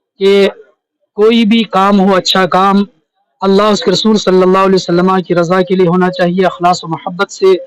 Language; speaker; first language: Urdu; native; Urdu